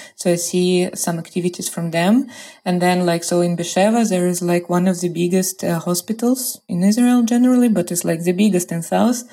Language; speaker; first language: English; non-native, fluent; Russian